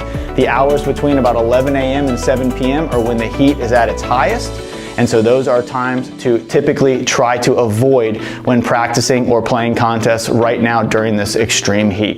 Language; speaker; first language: English; native; English